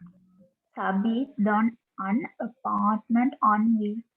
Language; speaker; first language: French; non-native, learner; Sinhala